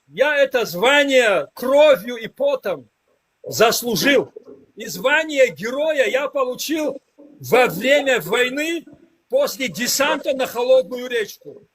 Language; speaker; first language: Russian; non-native, local second language; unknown